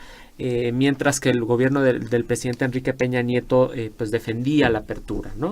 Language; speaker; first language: Spanish; native; Spanish